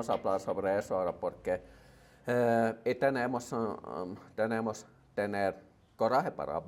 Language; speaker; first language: Spanish; non-native, learner; Finnish